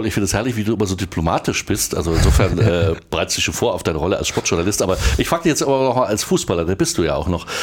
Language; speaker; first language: German; native; German